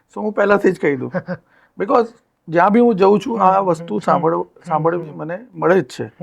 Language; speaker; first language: Gujarati; non-native, local second language; Hindi